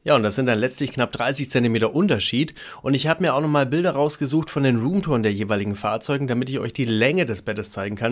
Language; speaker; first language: German; native; German